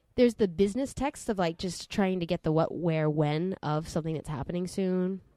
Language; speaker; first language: English; native; English